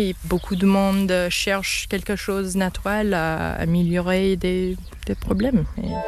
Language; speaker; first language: French; non-native, learner; English